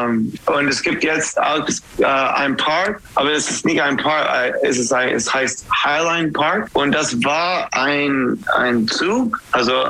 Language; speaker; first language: German; non-native, learner; English